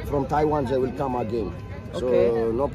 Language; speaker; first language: English; non-native, learner; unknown